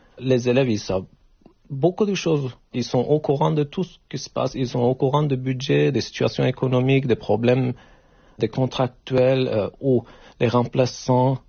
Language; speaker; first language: French; non-native, learner; Turkish